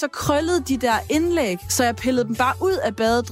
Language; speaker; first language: Danish; native; Danish